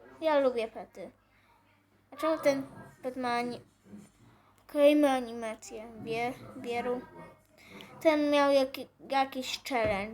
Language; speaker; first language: Polish; native; Polish